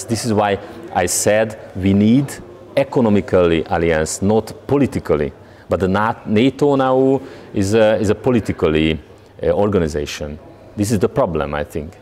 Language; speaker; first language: English; non-native, learner; Hungarian